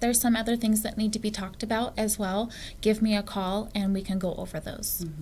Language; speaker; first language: English; native; English